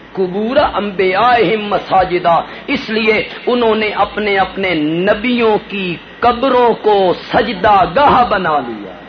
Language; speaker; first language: Urdu; non-native, local second language; Punjabi